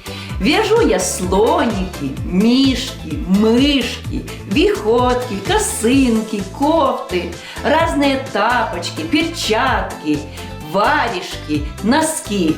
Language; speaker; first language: Russian; non-native, local second language; Ukrainian